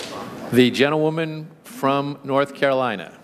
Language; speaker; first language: English; native; English